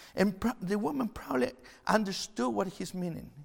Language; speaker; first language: English; non-native, fluent; Spanish